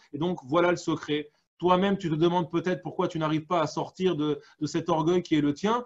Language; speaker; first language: French; native; French